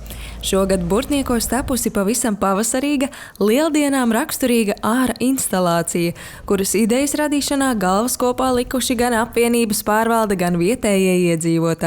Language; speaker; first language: Latvian; native; Latvian